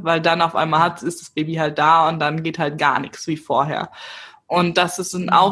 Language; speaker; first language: German; native; German